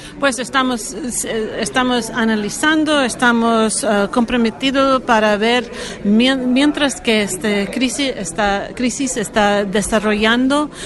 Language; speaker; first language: Spanish; non-native, learner; English